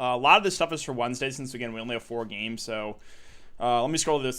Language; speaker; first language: English; native; English